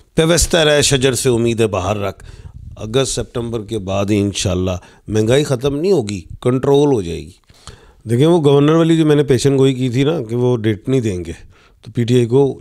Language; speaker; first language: Urdu; non-native, local second language; Punjabi